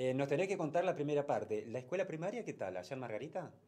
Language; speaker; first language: Spanish; native; Spanish